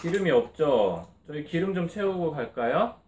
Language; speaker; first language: Korean; native; Korean